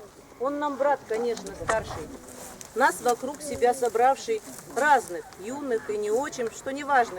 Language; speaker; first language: Russian; native; Russian